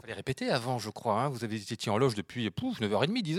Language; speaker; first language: French; native; French